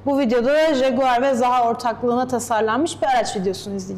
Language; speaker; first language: Turkish; native; Turkish